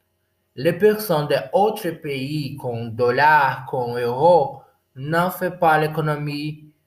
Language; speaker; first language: French; non-native, learner; Portuguese